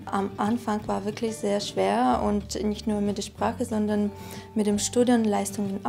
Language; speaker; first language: German; non-native, fluent; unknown